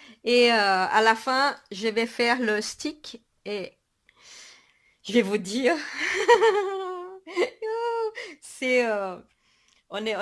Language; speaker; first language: French; non-native, fluent; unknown